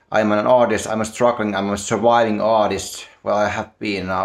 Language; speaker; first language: English; non-native, fluent; Finnish